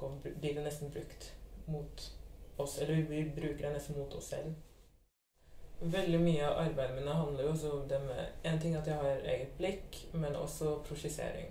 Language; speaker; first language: Norwegian; early bilingual, other home language; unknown